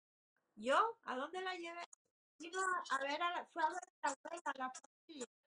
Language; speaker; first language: Spanish; native; Spanish